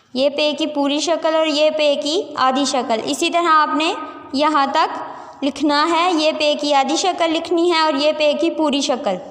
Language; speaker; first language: Urdu; non-native, local second language; Punjabi